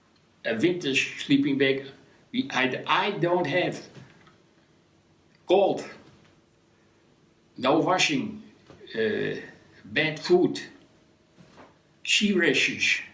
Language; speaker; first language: English; non-native, learner; Dutch